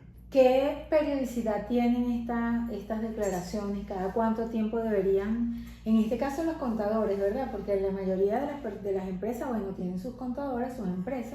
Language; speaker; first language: Spanish; native; Spanish